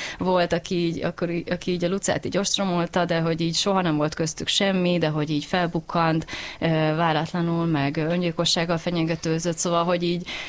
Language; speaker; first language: Hungarian; native; Hungarian